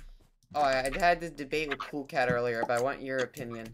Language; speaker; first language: English; native; English